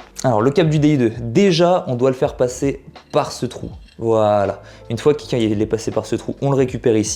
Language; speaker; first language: French; native; French